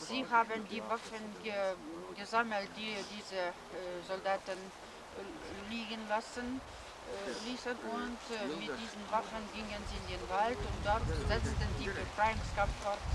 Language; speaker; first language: German; non-native, fluent; Lithuanian